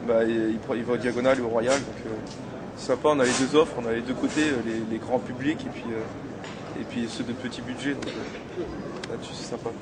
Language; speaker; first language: French; native; French